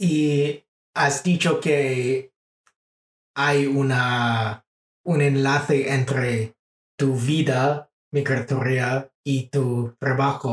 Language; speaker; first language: Spanish; non-native, fluent; English